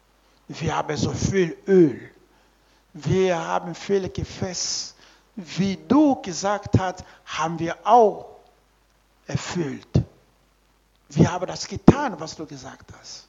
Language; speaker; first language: German; non-native, learner; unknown